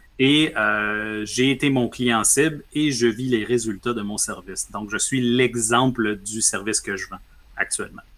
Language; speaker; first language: French; early bilingual, other home language; Spanish